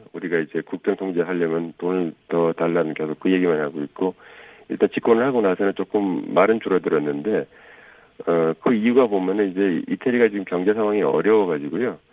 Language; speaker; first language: Korean; native; Korean